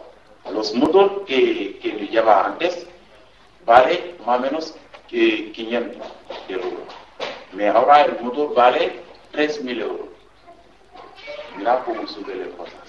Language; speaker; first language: Spanish; non-native, learner; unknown